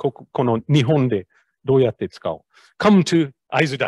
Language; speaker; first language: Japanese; non-native, learner; English